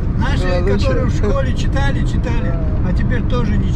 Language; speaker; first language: Russian; non-native, local second language; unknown